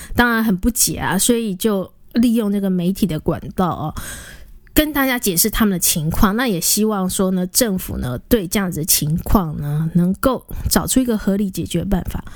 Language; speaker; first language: Chinese; native; Chinese